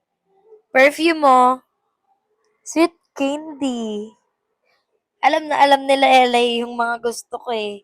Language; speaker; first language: Filipino; native; Filipino